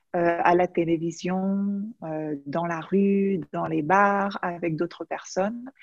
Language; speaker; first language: French; native; French